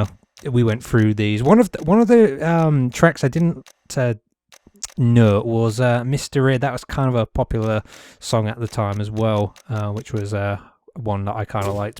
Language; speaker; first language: English; native; English